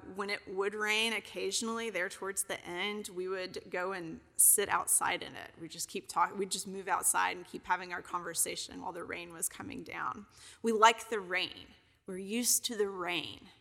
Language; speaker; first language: English; native; English